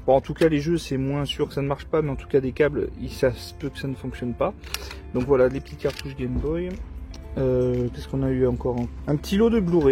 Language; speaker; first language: French; native; French